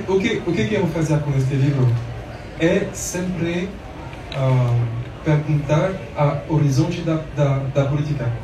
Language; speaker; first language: Portuguese; non-native, learner; French